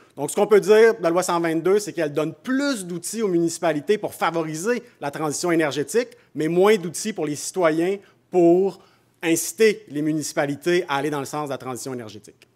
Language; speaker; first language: French; native; French